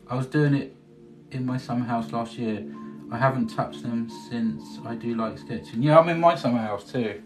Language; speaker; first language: English; native; English